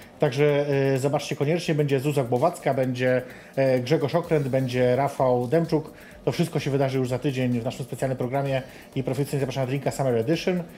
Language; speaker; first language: Polish; native; Polish